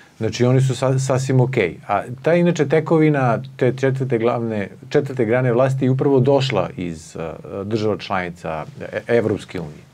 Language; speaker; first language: Serbian; native; Serbian